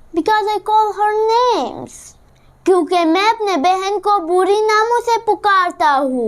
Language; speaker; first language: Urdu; early bilingual, heritage; Urdu